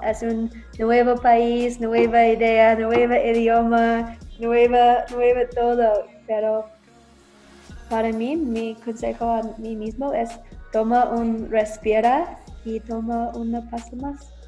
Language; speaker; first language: Spanish; non-native, learner; English